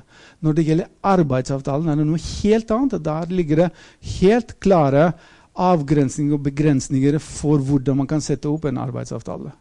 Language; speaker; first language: Norwegian; non-native, fluent; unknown